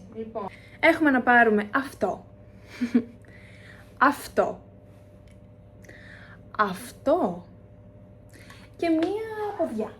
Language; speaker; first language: Greek; native; Greek